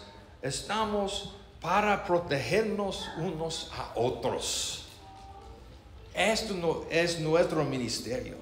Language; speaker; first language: Spanish; non-native, learner; English